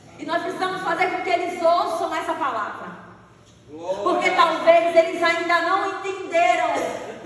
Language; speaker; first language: Portuguese; native; Portuguese